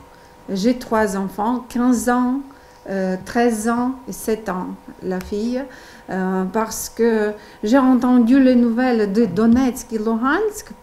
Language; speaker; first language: French; non-native, learner; Ukrainian